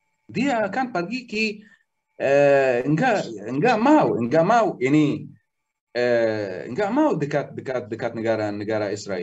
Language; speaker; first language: Indonesian; non-native, learner; Arabic